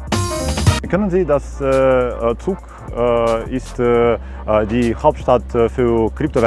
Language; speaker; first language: German; non-native, learner; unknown